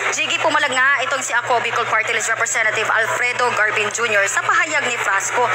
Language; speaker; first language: Filipino; native; Filipino